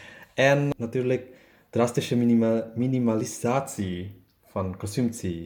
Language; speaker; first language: Dutch; non-native, learner; German